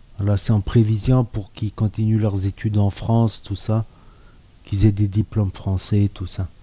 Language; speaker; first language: French; native; French